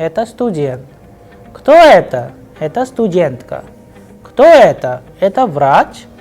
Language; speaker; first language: Russian; non-native, fluent; Hindi